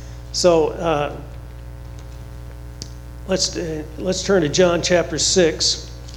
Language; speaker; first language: English; native; English